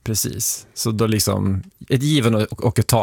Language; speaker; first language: Swedish; native; Swedish